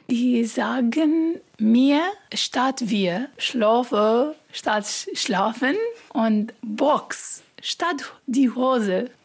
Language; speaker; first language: German; non-native, learner; Arabic